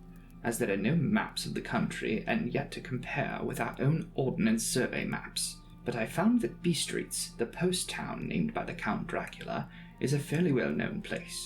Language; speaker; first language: English; native; English